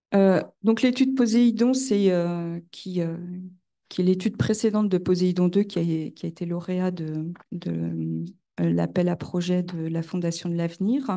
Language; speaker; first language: French; native; French